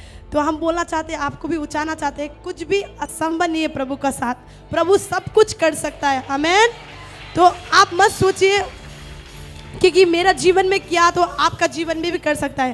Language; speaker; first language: Hindi; non-native, local second language; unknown